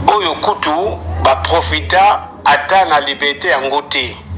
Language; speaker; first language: Lingala; early bilingual, heritage; Lingala